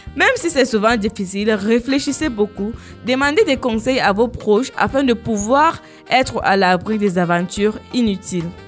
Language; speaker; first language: French; non-native, local second language; Fula